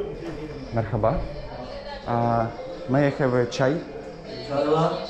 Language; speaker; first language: English; non-native, learner; Russian